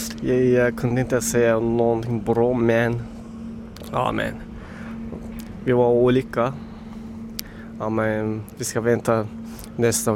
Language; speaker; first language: Swedish; non-native, learner; Turkish